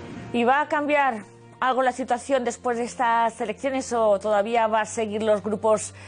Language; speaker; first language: Spanish; native; Spanish